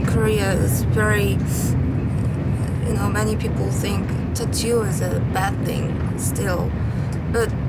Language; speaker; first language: English; non-native, fluent; Korean